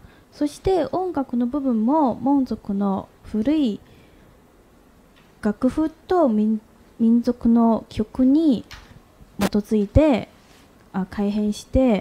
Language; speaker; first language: Japanese; non-native, learner; Chinese